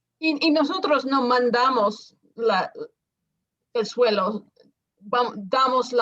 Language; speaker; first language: Spanish; non-native, fluent; English